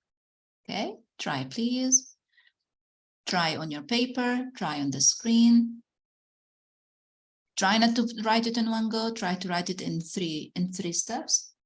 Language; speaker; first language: English; non-native, fluent; Arabic